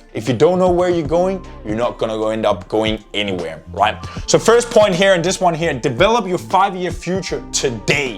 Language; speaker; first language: English; non-native, fluent; Danish